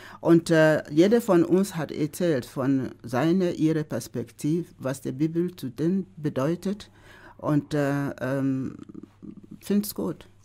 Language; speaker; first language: German; non-native, fluent; Igbo